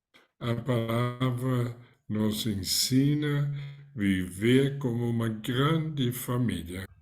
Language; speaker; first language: Portuguese; non-native, fluent; German